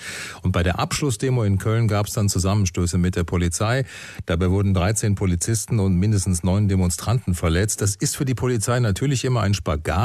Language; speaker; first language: German; native; German